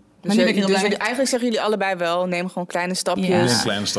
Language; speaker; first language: Dutch; native; Dutch